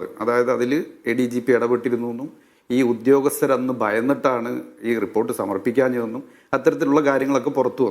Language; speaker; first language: Malayalam; native; Malayalam